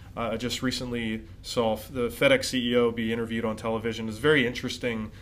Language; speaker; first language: English; native; English